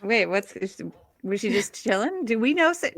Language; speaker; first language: English; native; English